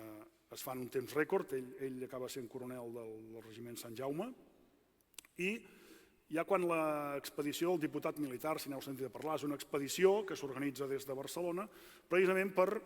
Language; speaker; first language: Catalan; native; Catalan